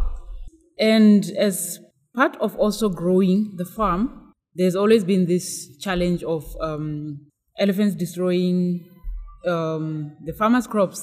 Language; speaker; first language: English; non-native, local second language; Tswana